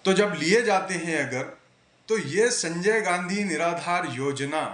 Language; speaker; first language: Hindi; non-native, local second language; Marathi